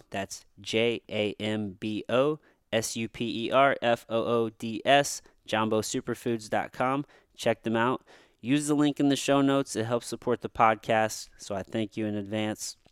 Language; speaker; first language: English; native; English